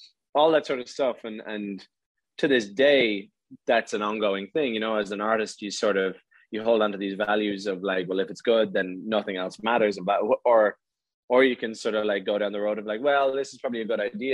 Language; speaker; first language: English; native; English